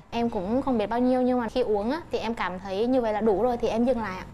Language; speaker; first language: Vietnamese; native; Vietnamese